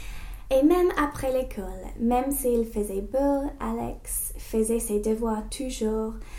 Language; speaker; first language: French; non-native, learner; English